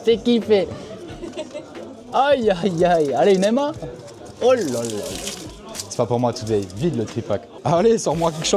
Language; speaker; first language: French; native; French